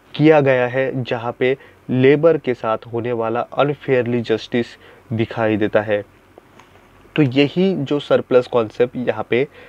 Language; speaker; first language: Hindi; non-native, local second language; Marathi